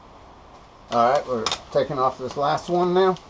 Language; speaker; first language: English; native; English